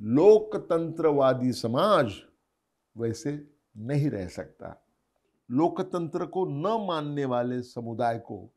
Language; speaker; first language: Hindi; non-native, local second language; Marathi